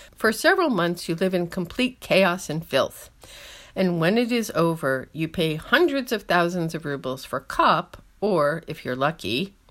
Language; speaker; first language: English; native; English